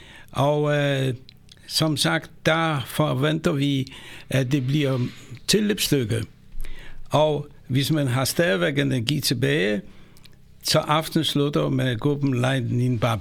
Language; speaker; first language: Danish; non-native, fluent; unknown